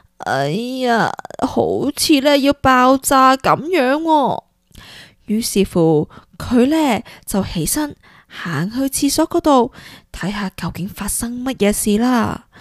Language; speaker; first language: Cantonese; early bilingual, heritage; Cantonese